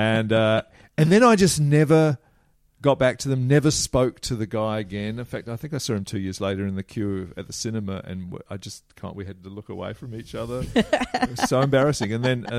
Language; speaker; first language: English; native; English